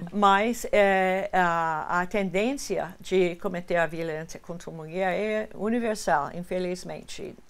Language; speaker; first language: Portuguese; non-native, fluent; English